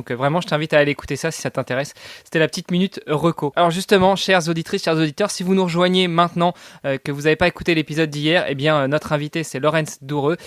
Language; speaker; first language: French; native; French